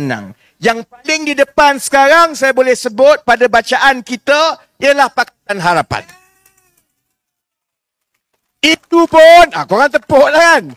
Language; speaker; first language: Malay; native; Malay